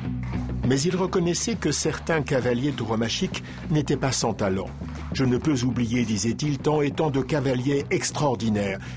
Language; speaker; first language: French; native; French